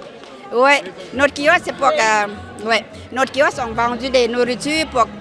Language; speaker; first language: French; non-native, fluent; Lao